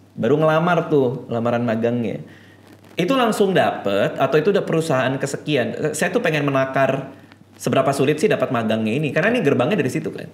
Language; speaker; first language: Indonesian; native; Indonesian